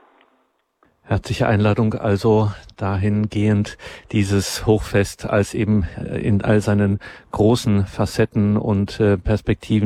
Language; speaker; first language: German; native; German